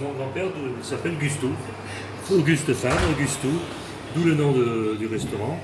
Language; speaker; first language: French; native; French